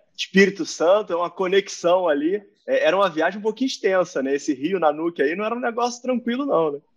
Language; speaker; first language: Portuguese; native; Portuguese